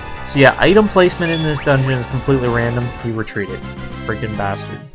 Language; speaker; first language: English; native; English